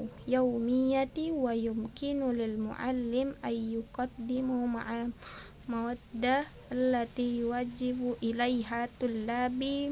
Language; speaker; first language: Arabic; non-native, learner; Indonesian